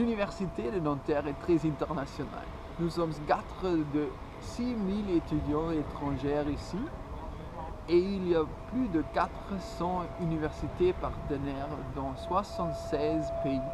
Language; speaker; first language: French; non-native, learner; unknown